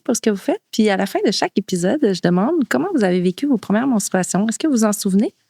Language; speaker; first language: French; native; French